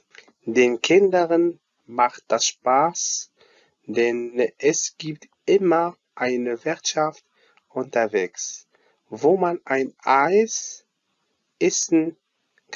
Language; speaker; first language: German; non-native, fluent; Arabic